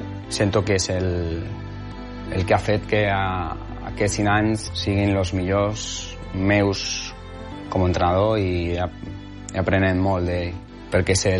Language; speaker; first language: Catalan; non-native, local second language; Spanish